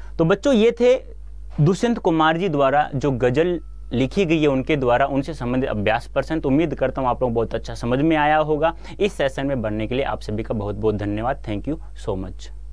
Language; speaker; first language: Hindi; native; Hindi